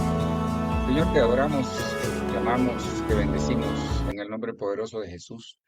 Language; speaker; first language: Spanish; native; Spanish